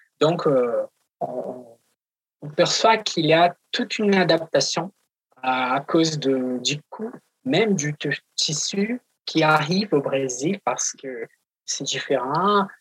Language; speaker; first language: French; non-native, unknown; Portuguese